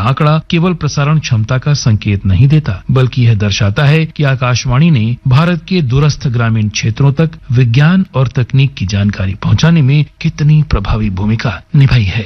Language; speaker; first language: Hindi; native; Hindi